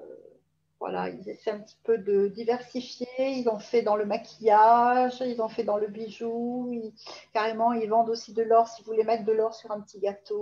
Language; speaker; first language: French; native; French